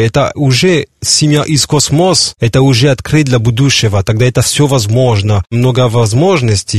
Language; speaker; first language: Russian; non-native, learner; French